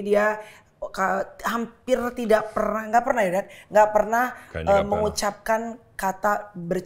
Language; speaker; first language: Indonesian; native; Indonesian